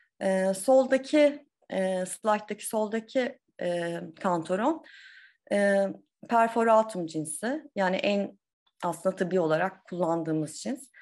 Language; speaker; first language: Turkish; native; Turkish